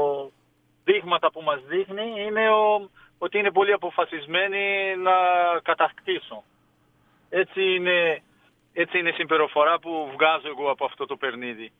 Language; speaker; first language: Greek; non-native, fluent; Portuguese